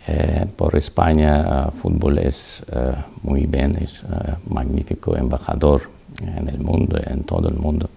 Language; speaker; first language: Spanish; non-native, learner; Azerbaijani